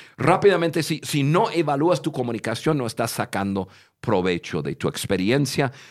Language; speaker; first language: Spanish; non-native, fluent; English